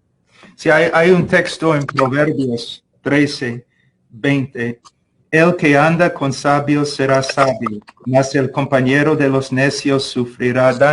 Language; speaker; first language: Spanish; non-native, fluent; English